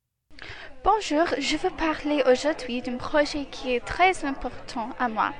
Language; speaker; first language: French; non-native, learner; English